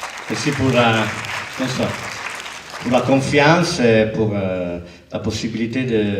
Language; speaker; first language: French; non-native, fluent; Italian